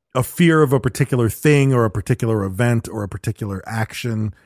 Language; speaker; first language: English; native; English